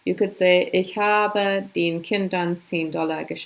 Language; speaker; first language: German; non-native, fluent; English